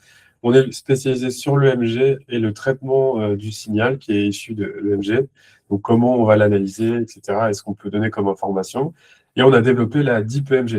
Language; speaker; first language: French; native; French